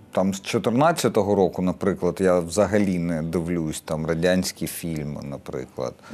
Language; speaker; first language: Ukrainian; non-native, local second language; Russian